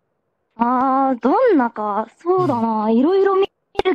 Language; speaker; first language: Japanese; native; Japanese